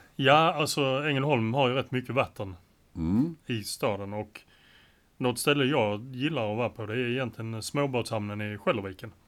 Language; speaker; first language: Swedish; native; Swedish